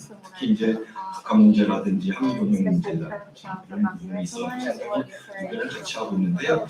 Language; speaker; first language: Korean; native; Korean